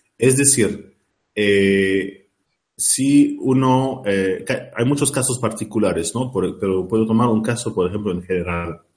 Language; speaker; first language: Spanish; non-native, learner; Arabic